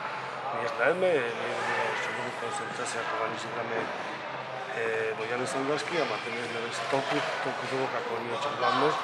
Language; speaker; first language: Macedonian; non-native, learner; Spanish